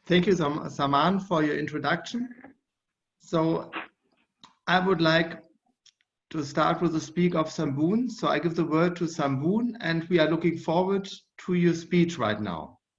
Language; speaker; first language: English; non-native, fluent; German